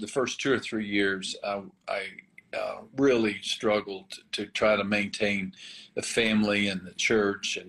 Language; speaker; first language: English; native; English